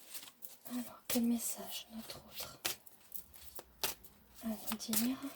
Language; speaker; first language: French; native; French